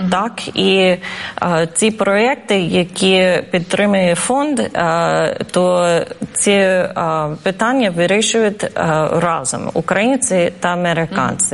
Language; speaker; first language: Ukrainian; non-native, fluent; English